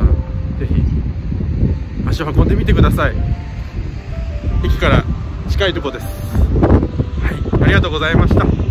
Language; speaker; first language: Japanese; native; Japanese